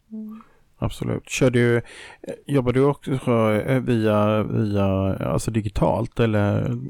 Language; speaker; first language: Swedish; native; Swedish